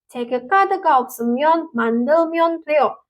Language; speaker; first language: Korean; non-native, fluent; Indonesian